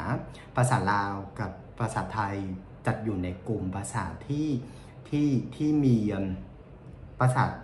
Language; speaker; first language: Thai; non-native, fluent; Vietnamese